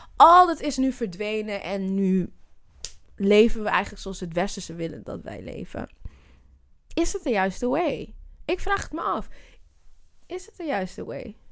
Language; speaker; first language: Dutch; native; Dutch